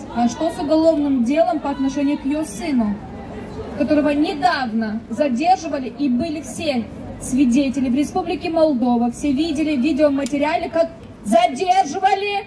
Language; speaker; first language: Russian; native; Russian